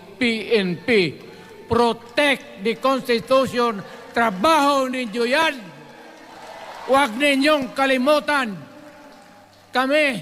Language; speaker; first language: Filipino; non-native, local second language; Cebuano